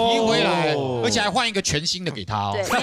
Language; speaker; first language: Chinese; native; Chinese